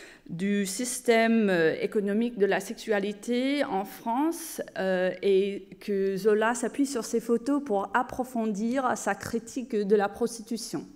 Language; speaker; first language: French; non-native, fluent; English